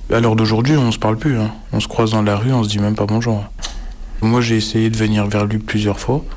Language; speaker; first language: French; native; French